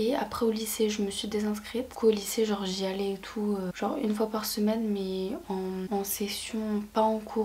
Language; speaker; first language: French; native; French